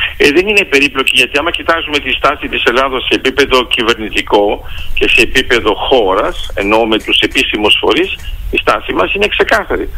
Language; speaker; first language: Greek; early bilingual, heritage; Greek